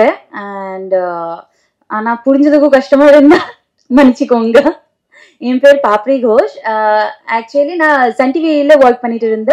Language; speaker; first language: Tamil; non-native, fluent; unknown